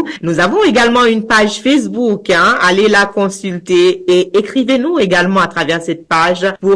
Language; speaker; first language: French; native; French